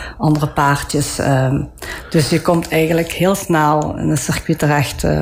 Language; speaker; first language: Dutch; early bilingual, other home language; Italian